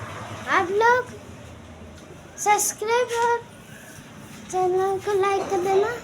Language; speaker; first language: Hindi; non-native, local second language; Odia